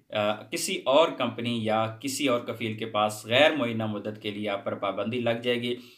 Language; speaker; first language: Hindi; native; Hindi